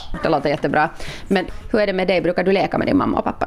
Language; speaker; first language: Swedish; native; Swedish